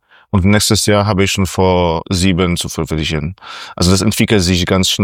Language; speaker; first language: German; non-native, fluent; Polish